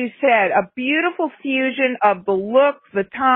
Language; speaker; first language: English; native; English